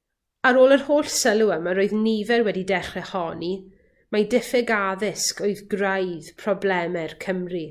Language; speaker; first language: Welsh; native; Welsh